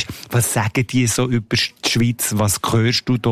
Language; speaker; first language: German; native; German